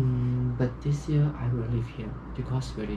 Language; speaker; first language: English; non-native, learner; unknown